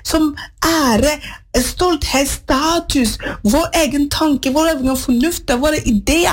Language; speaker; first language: Norwegian; non-native, fluent; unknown